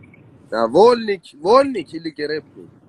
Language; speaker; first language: Russian; non-native, learner; Persian